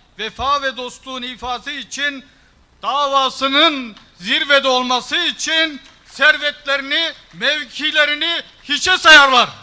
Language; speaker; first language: Turkish; early bilingual, heritage; Turkish